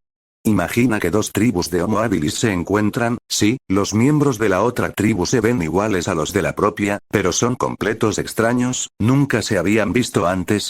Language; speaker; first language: Spanish; native; Spanish